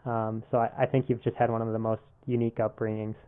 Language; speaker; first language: English; native; English